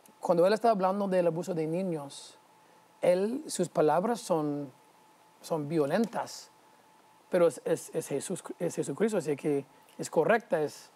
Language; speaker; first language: Spanish; non-native, fluent; English